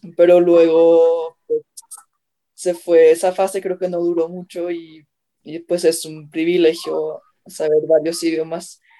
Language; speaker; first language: Spanish; early bilingual, heritage; Spanish